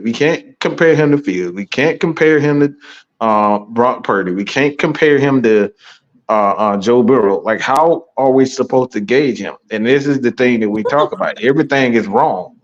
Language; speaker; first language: English; native; English